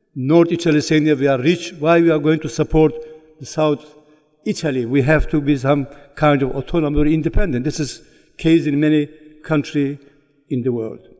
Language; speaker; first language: English; non-native, fluent; Turkish